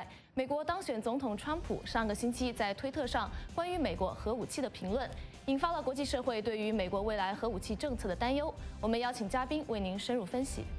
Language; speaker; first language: Chinese; native; Chinese